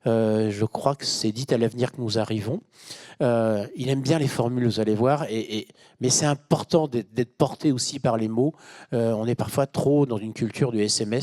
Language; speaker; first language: French; native; French